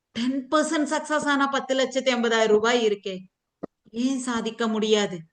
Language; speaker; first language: Tamil; non-native, fluent; Telugu